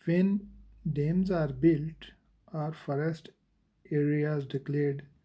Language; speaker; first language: English; non-native, local second language; Urdu